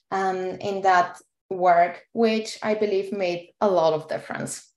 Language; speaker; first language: English; non-native, fluent; Bulgarian